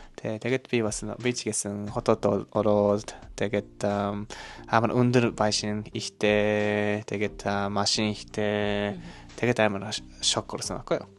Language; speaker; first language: Mongolian; non-native, learner; Japanese